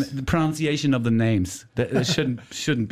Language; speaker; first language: English; non-native, fluent; German